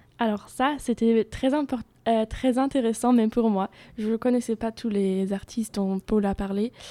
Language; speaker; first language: French; non-native, fluent; German